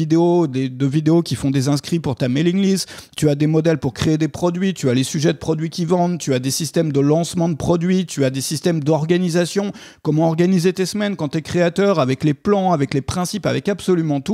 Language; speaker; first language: French; native; French